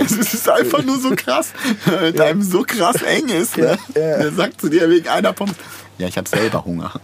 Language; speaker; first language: German; native; German